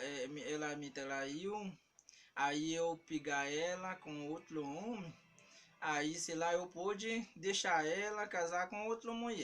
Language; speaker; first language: Portuguese; non-native, learner; Haitian Creole